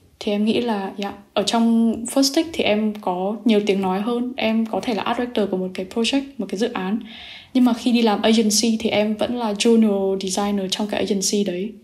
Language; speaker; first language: Vietnamese; native; Vietnamese